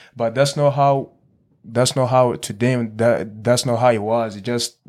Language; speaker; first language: English; early bilingual, other home language; Kinyarwanda